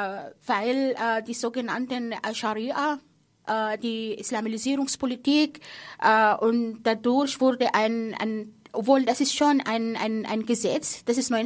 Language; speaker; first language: German; non-native, fluent; Arabic